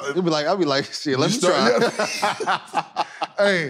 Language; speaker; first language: English; native; English